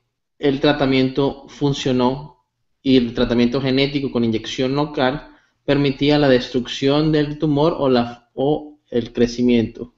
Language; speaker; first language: Spanish; native; Spanish